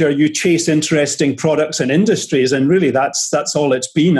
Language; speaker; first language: English; native; English